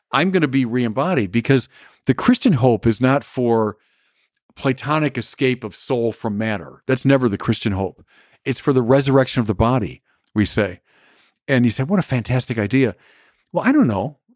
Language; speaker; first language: English; native; English